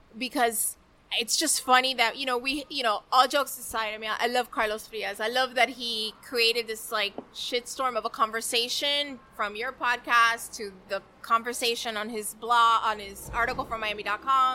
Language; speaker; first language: English; early bilingual, other home language; Spanish